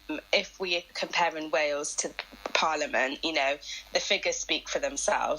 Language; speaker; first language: English; native; English